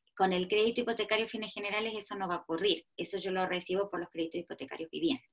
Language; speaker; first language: Spanish; native; Spanish